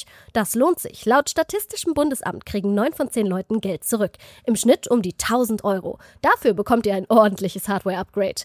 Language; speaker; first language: German; native; German